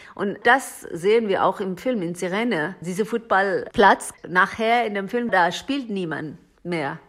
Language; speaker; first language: German; non-native, learner; Persian